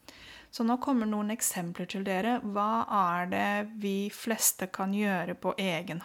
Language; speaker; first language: Norwegian; non-native, fluent; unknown